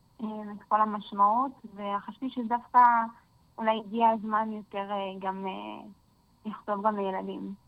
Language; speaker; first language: Hebrew; native; Hebrew